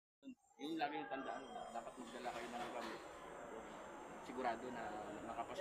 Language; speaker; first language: Filipino; native; Filipino